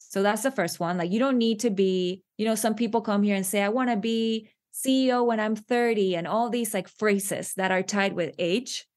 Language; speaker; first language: English; non-native, fluent; Spanish